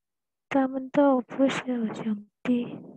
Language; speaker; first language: Chinese; non-native, learner; Indonesian